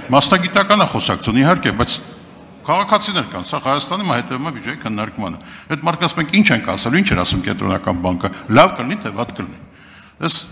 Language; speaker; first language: Armenian; native; Armenian